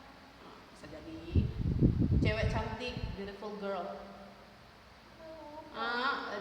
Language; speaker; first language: Indonesian; native; Indonesian